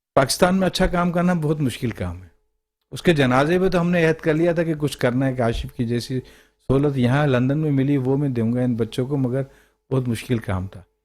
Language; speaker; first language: Urdu; native; Urdu